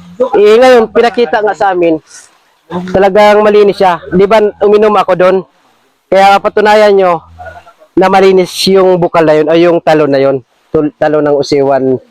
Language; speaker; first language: Filipino; non-native, local second language; Cebuano